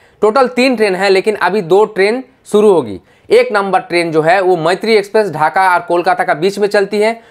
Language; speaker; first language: Hindi; non-native, fluent; Bangla